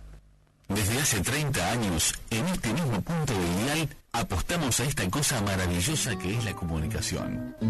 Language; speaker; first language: Spanish; native; Spanish